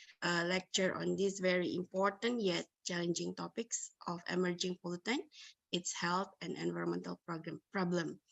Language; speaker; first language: English; non-native, fluent; Indonesian